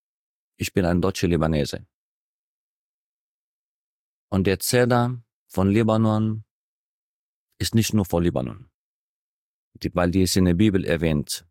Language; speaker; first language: German; non-native, fluent; Arabic